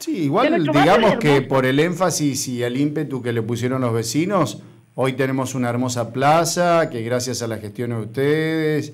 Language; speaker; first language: Spanish; native; Spanish